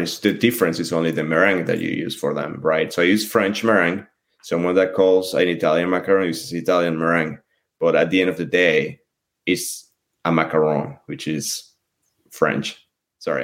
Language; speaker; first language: English; non-native, fluent; French